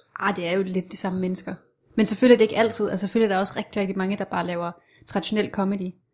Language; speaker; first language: Danish; native; Danish